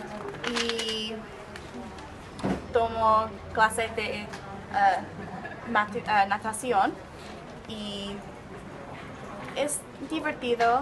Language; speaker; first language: Spanish; non-native, learner; English